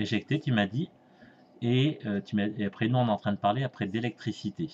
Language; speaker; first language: French; native; French